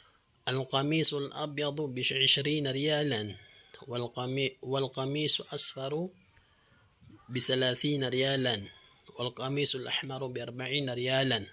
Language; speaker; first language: Arabic; non-native, fluent; Filipino